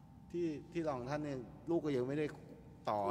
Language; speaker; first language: Thai; native; Thai